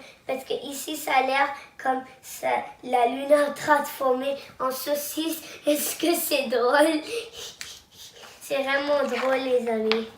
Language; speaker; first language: French; non-native, local second language; English